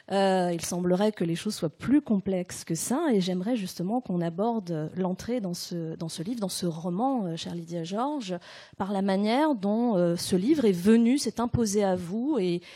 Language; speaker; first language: French; native; French